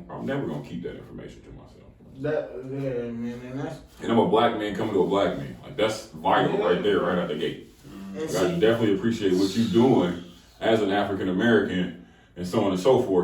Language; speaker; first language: English; native; English